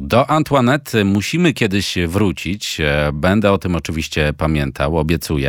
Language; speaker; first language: Polish; native; Polish